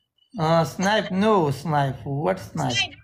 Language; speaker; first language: English; non-native, learner; Pashto